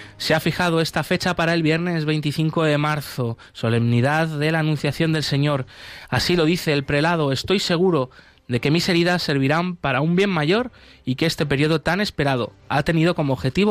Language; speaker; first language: Spanish; native; Spanish